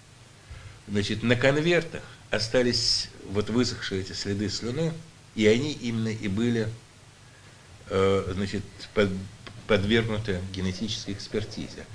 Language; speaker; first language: Russian; native; Russian